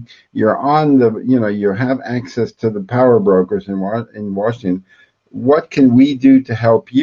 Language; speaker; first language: English; native; English